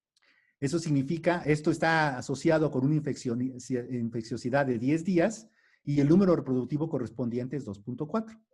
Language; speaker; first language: Spanish; native; Spanish